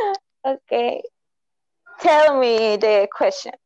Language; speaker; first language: English; non-native, learner; Spanish